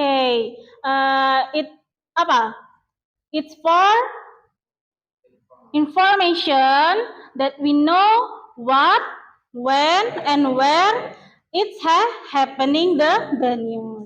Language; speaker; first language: English; non-native, learner; Indonesian